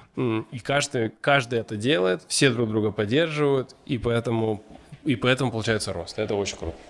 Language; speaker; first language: Russian; native; Russian